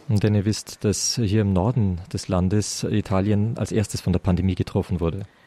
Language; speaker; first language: German; native; German